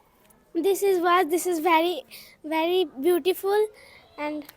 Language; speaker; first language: English; non-native, learner; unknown